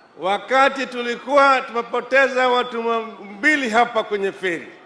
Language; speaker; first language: Swahili; non-native, local second language; Kikuyu